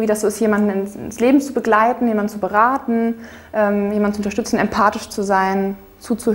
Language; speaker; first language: German; native; German